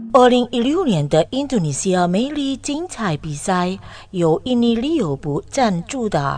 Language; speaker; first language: Chinese; non-native, learner; Indonesian